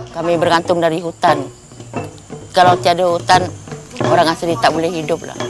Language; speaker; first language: Malay; non-native, local second language; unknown